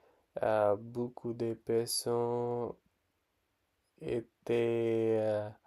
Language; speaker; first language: French; non-native, learner; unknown